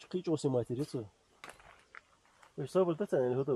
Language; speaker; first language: German; non-native, fluent; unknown